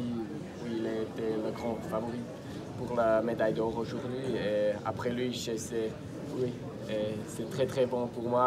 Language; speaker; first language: French; non-native, learner; German